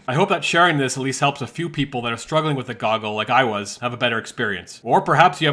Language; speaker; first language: English; native; English